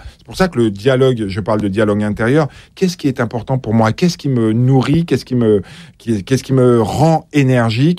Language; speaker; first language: French; native; French